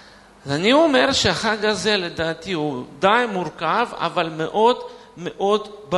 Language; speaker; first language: Hebrew; non-native, fluent; Russian